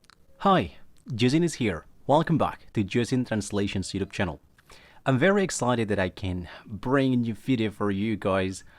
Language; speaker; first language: English; non-native, fluent; Indonesian